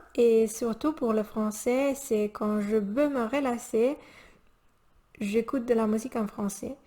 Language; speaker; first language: French; non-native, learner; Spanish